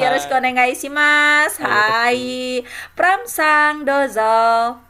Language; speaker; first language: Japanese; non-native, fluent; Indonesian